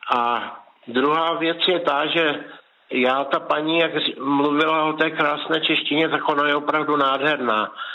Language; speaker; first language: Czech; native; Czech